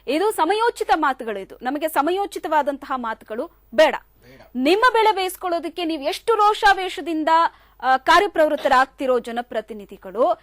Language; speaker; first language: Kannada; native; Kannada